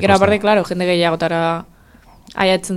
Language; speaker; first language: Basque; non-native, local second language; Spanish